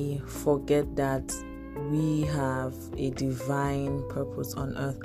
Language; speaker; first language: English; non-native, local second language; Igbo